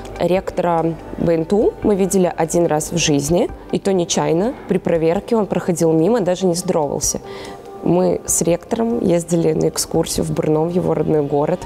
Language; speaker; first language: Russian; native; Russian